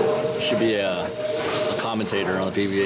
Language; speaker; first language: English; native; English